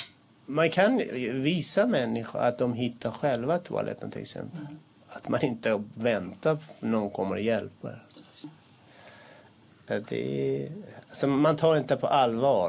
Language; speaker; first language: Swedish; non-native, fluent; Kurdish